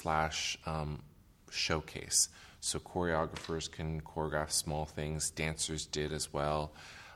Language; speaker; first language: English; native; English